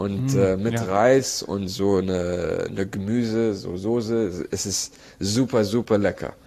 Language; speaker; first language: German; non-native, learner; Arabic